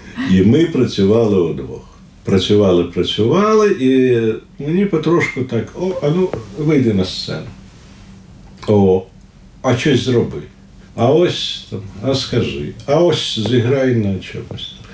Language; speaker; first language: Ukrainian; non-native, fluent; Russian